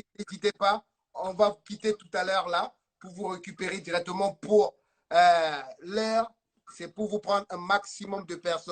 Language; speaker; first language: French; native; French